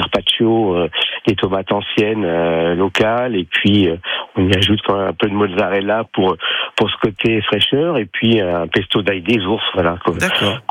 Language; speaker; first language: French; native; French